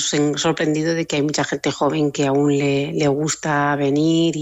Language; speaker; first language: Spanish; native; Spanish